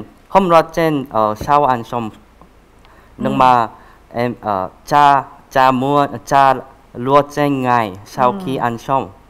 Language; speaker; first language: Vietnamese; non-native, learner; Korean